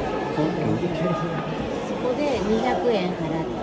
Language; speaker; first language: Japanese; native; Japanese